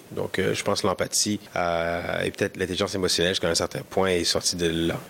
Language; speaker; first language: French; early bilingual, other home language; Kinyarwanda